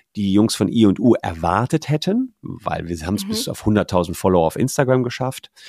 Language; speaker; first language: German; native; German